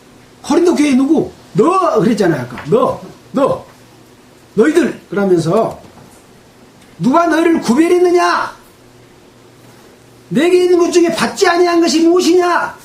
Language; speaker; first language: Korean; native; Korean